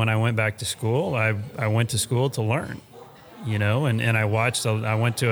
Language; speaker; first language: English; native; English